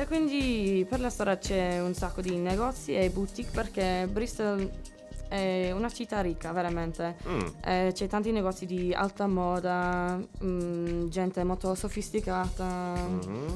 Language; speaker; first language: Italian; non-native, learner; English